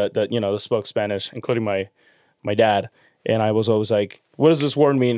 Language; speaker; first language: English; non-native, fluent; Spanish